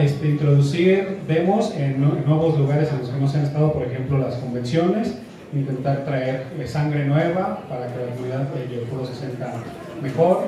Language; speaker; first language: Spanish; native; Spanish